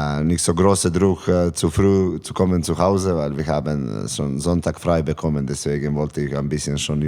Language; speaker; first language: German; non-native, learner; Serbian